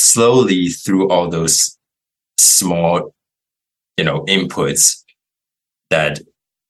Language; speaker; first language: English; non-native, fluent; Chinese